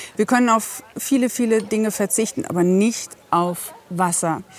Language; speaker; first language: German; native; German